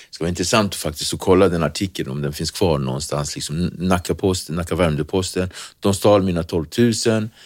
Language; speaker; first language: Swedish; early bilingual, other home language; Kabuverdianu